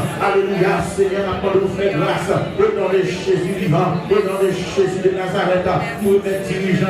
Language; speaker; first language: French; non-native, local second language; Haitian Creole